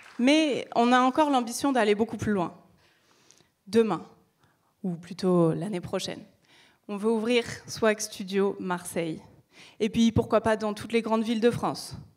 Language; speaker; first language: French; native; French